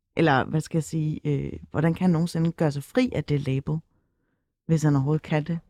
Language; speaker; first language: Danish; early bilingual, other home language; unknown